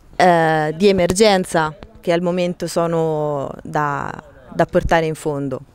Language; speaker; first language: Italian; native; Italian